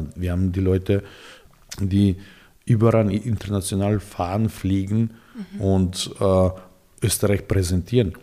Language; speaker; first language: German; non-native, fluent; Serbian